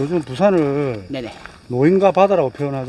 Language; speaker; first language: Korean; native; Korean